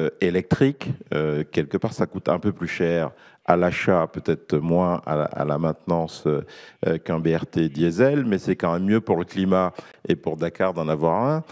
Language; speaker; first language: French; native; French